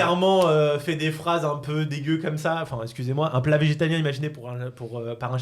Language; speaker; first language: French; native; French